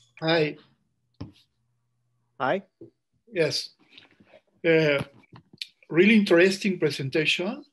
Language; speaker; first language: English; non-native, learner; Spanish